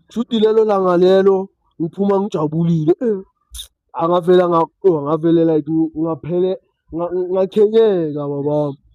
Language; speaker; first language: Zulu; native; Zulu